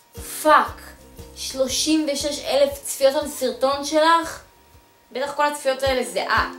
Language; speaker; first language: Hebrew; native; Hebrew